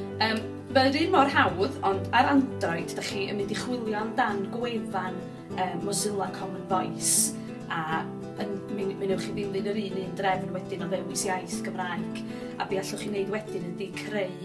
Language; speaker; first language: Welsh; native; Welsh